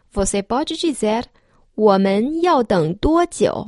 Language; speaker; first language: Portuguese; non-native, fluent; Chinese